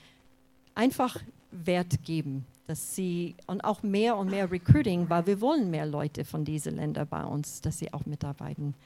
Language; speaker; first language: German; non-native, fluent; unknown